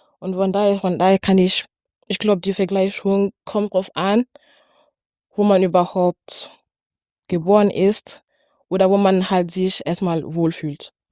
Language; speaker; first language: German; non-native, fluent; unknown